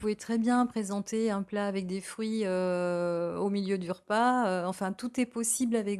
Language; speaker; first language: French; native; French